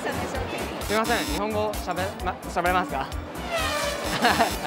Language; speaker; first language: Japanese; non-native, fluent; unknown